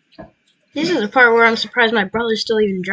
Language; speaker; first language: English; native; English